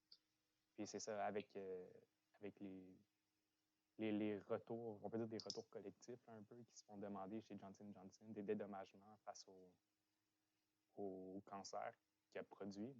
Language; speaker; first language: French; native; French